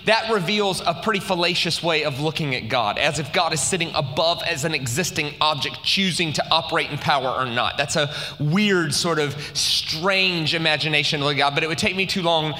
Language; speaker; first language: English; native; English